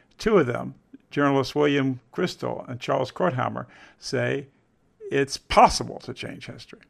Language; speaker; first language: English; native; English